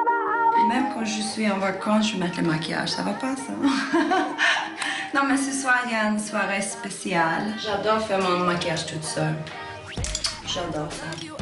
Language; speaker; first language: French; non-native, fluent; Swedish